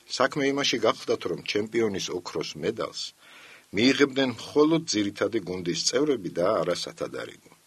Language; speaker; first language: Georgian; native; Georgian